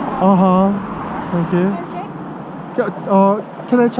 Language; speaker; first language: English; non-native, learner; Korean